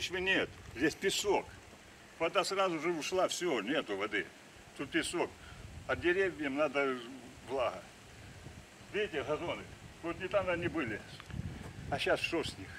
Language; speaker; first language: Russian; native; Russian